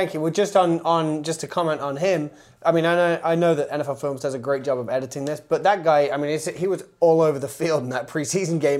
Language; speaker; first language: English; native; English